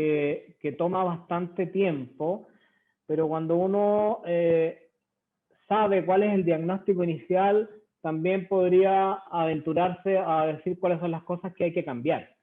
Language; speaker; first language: Spanish; native; Spanish